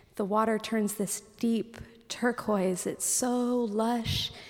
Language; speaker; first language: English; native; English